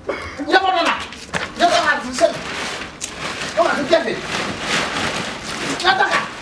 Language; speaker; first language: Spanish; non-native, learner; Haitian Creole